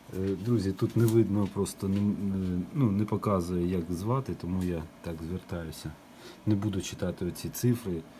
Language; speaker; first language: Ukrainian; non-native, local second language; Russian